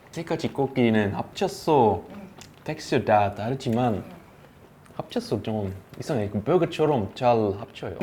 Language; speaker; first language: Korean; non-native, learner; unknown